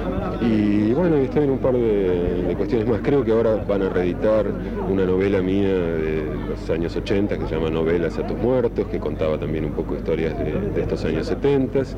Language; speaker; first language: Spanish; native; Spanish